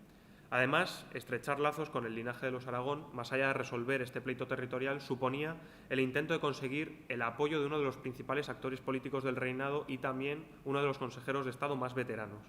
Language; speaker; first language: Spanish; native; Spanish